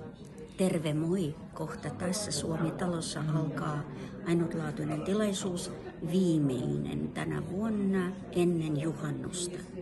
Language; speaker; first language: Finnish; non-native, fluent; Russian